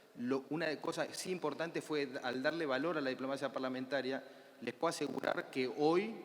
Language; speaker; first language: Spanish; native; Spanish